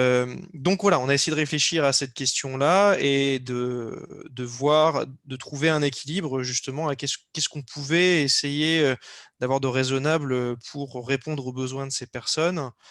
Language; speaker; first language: French; native; French